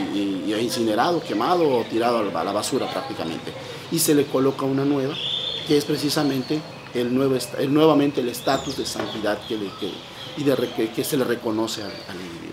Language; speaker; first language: Spanish; native; Spanish